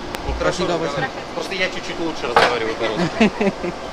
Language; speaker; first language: Russian; native; Russian